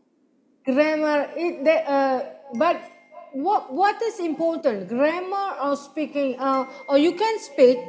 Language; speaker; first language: English; non-native, fluent; Indonesian